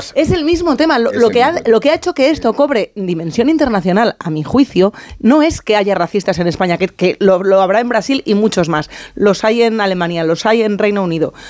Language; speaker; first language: Spanish; native; Spanish